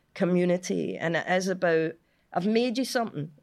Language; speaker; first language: English; native; English